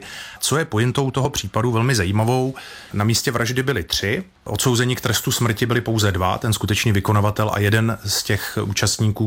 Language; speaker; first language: Czech; native; Czech